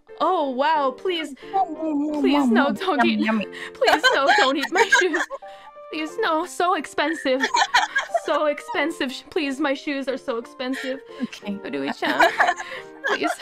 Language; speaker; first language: English; non-native, learner; Japanese